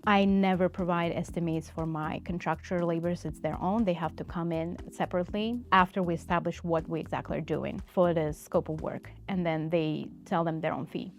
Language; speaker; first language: English; non-native, fluent; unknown